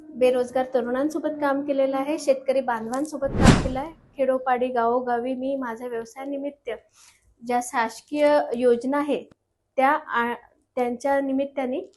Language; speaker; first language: Marathi; native; Marathi